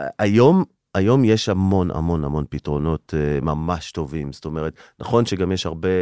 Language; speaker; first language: Hebrew; native; Hebrew